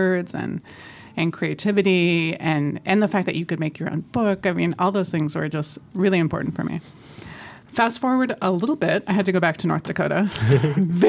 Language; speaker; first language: English; native; English